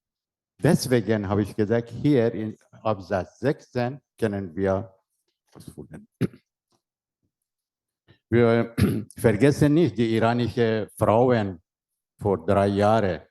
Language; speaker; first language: German; non-native, learner; Persian